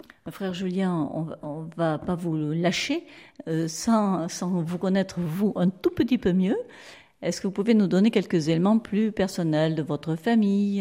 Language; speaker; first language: French; native; French